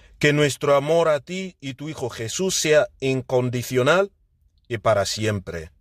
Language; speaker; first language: Spanish; non-native, fluent; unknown